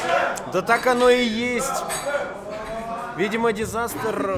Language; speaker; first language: Russian; native; Russian